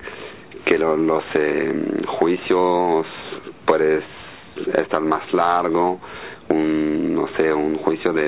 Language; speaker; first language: Spanish; non-native, learner; French